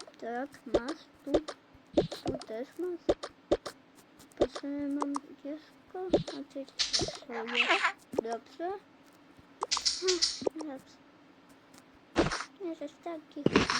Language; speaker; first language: Polish; early bilingual, heritage; Polish